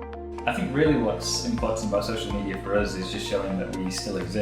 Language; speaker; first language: English; native; English